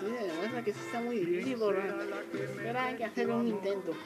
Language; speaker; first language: Spanish; native; Spanish